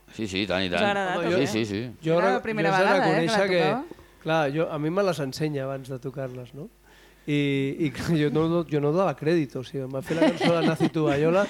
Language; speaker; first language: Catalan; non-native, local second language; Spanish